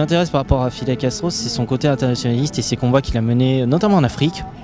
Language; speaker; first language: French; native; French